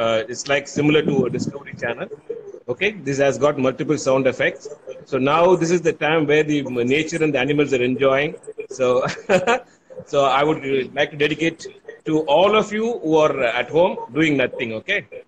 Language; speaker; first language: English; non-native, local second language; Tamil